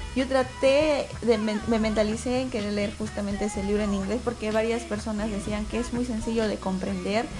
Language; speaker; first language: Spanish; native; Spanish